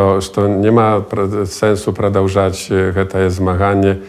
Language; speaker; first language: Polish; non-native, local second language; Belarusian